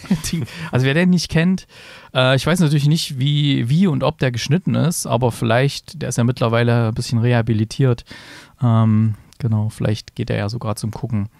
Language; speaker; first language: German; native; German